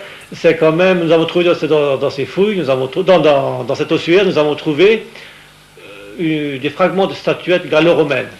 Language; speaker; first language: French; native; French